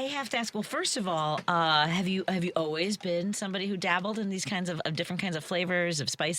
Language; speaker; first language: English; native; English